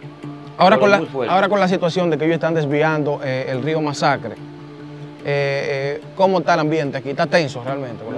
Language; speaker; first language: Spanish; native; Spanish